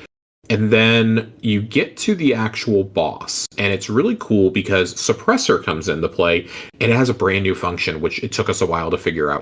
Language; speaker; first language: English; native; English